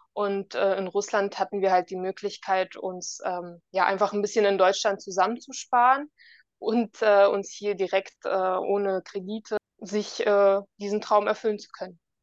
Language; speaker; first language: German; native; German